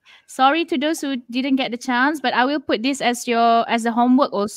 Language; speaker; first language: English; non-native, local second language; Malay